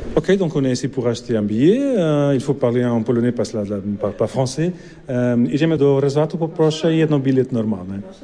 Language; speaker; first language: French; non-native, fluent; Portuguese